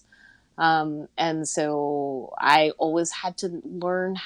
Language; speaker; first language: English; native; English